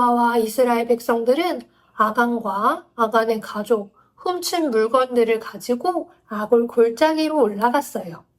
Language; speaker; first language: Korean; native; Korean